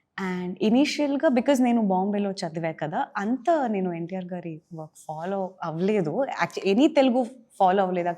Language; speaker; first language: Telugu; native; Telugu